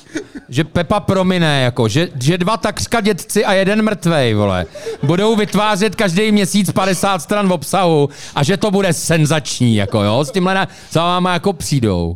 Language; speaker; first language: Czech; native; Czech